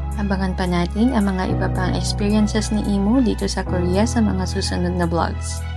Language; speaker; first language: Filipino; native; Filipino